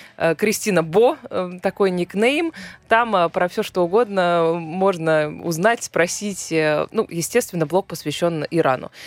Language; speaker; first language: Russian; native; Russian